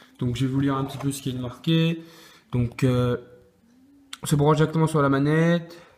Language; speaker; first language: French; native; French